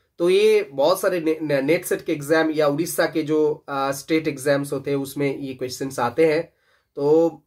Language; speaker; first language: Hindi; non-native, local second language; Bangla